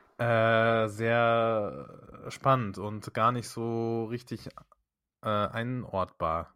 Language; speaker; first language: German; native; German